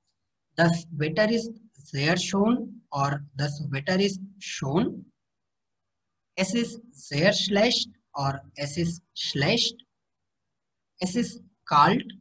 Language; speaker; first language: German; non-native, fluent; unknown